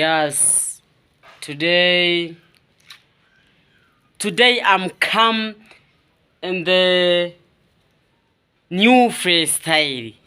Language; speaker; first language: English; non-native, learner; Swahili